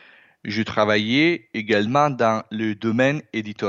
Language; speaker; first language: French; non-native, fluent; Italian